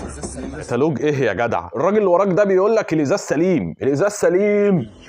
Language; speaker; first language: Arabic; native; Arabic